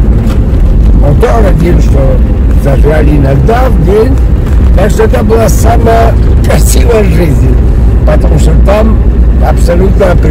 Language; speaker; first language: Russian; early bilingual, heritage; Russian